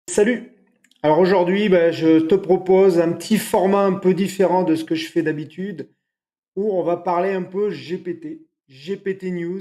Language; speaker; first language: French; native; French